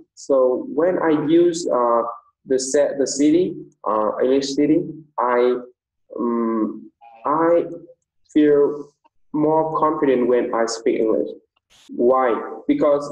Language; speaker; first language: English; non-native, fluent; Vietnamese